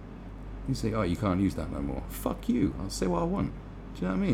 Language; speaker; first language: English; native; English